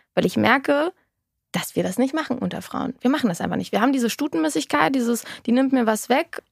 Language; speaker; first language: German; native; German